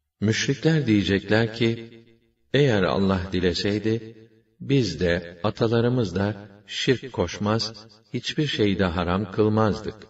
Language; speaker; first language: Turkish; native; Turkish